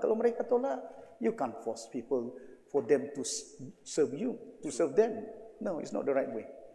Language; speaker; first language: English; non-native, local second language; Malay